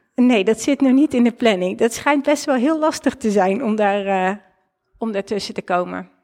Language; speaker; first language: Dutch; native; Dutch